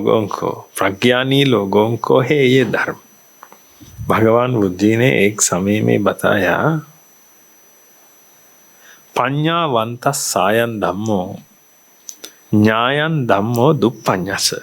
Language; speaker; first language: Hindi; non-native, fluent; Sinhala